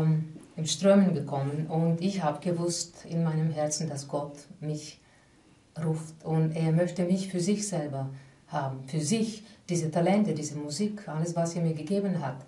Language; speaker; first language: German; non-native, fluent; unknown